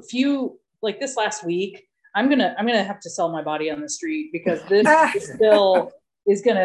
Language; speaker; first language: English; native; English